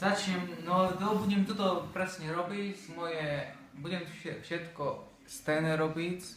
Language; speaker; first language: Slovak; early bilingual, heritage; Slovak